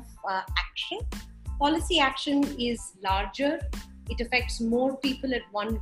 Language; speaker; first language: English; non-native, local second language; Hindi